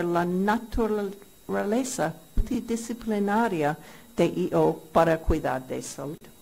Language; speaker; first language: Spanish; non-native, fluent; English